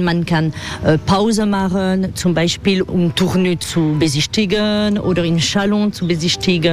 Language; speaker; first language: German; non-native, fluent; French